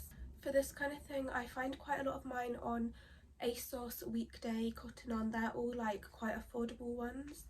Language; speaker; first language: English; native; English